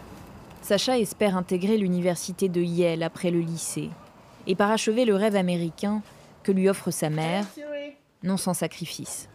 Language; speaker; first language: French; native; French